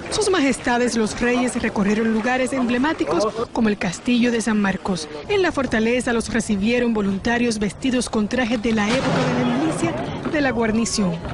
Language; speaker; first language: Spanish; native; Spanish